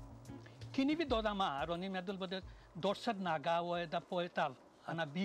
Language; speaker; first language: Welsh; non-native, fluent; Bangla